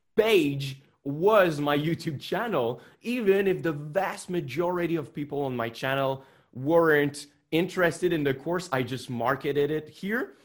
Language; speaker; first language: English; non-native, fluent; French